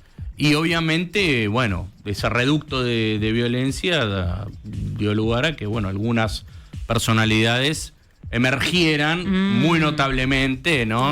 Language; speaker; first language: Spanish; native; Spanish